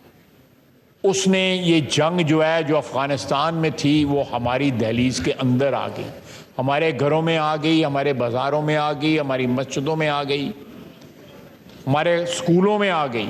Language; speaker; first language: Urdu; non-native, local second language; Punjabi